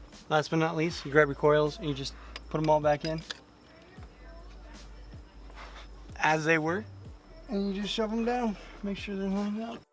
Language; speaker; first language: English; native; English